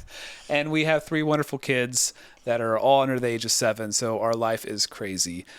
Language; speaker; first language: English; native; English